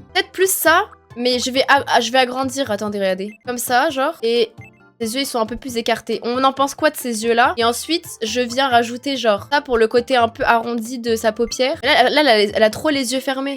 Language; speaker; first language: French; native; French